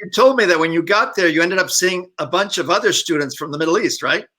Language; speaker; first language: English; native; English